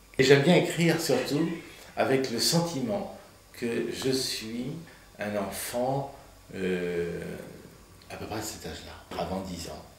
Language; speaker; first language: French; early bilingual, other home language; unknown